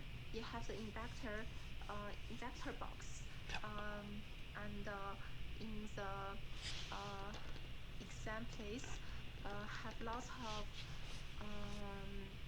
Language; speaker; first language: English; non-native, learner; Chinese